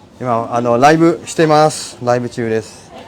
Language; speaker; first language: Japanese; non-native, fluent; Thai